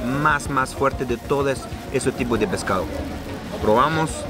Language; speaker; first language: Spanish; non-native, fluent; Arabic